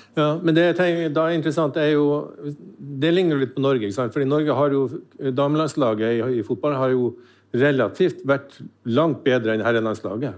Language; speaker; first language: Norwegian; native; Norwegian